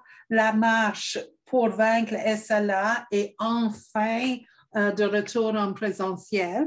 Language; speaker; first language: French; non-native, fluent; English